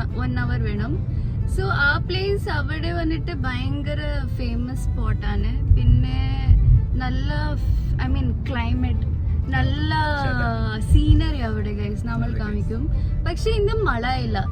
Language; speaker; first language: Malayalam; non-native, local second language; Kannada